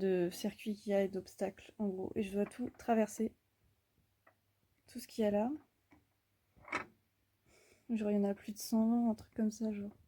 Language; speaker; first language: French; native; French